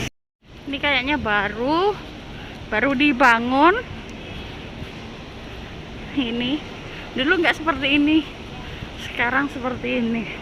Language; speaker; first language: Indonesian; non-native, local second language; Javanese